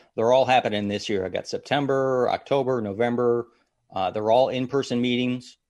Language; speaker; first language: English; native; English